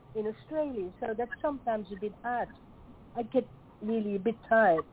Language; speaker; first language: English; non-native, fluent; Dutch